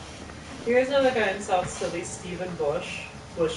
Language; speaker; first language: English; native; English